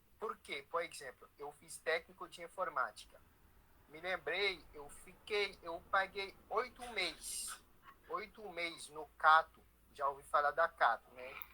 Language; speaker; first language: Portuguese; non-native, fluent; Haitian Creole